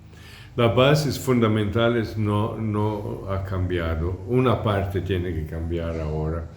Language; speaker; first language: Spanish; non-native, fluent; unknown